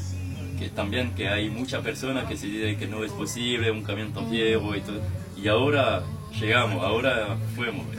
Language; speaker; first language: Spanish; non-native, learner; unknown